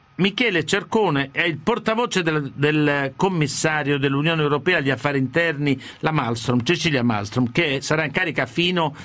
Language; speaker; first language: Italian; native; Italian